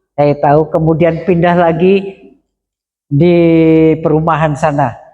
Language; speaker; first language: Indonesian; non-native, local second language; Madurese